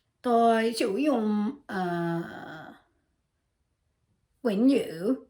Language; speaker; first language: Vietnamese; non-native, learner; French